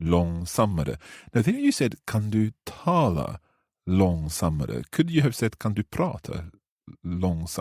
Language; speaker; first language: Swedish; non-native, learner; English